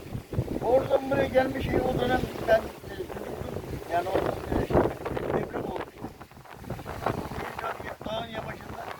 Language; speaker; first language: Turkish; native; Turkish